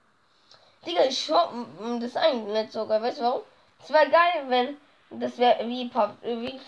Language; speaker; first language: German; native; German